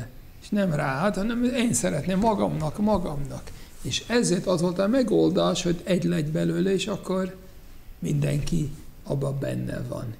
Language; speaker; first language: Hungarian; non-native, fluent; English